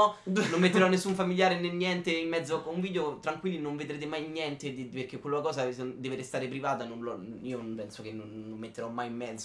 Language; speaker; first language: Italian; native; Italian